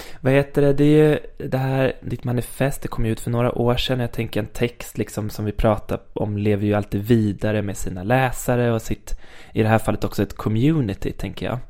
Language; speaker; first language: Swedish; native; Swedish